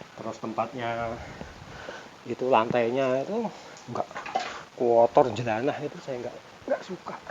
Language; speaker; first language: Indonesian; non-native, local second language; Javanese